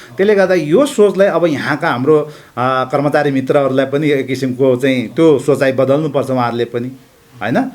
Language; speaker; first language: Nepali; non-native, local second language; Sherpa